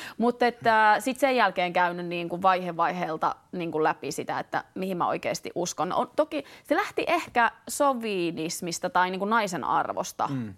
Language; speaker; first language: Finnish; native; Finnish